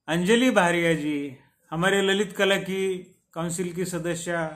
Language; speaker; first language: Hindi; non-native, local second language; Marathi